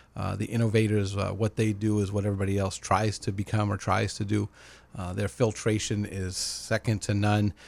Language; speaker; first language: English; native; English